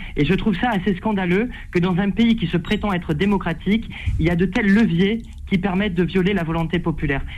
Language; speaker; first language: French; native; French